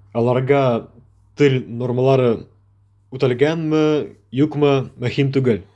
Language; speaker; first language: Tatar; non-native, local second language; Russian